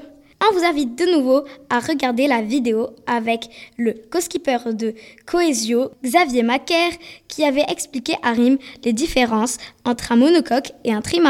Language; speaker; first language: French; native; French